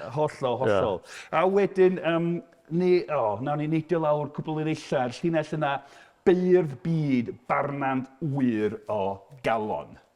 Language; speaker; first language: Welsh; non-native, fluent; English